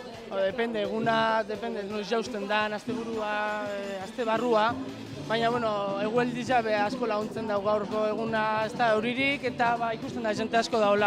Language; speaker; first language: Basque; native; Basque